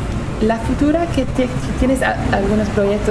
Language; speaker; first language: Spanish; non-native, learner; English